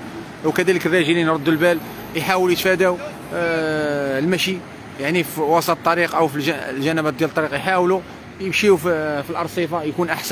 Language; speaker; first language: Arabic; native; Arabic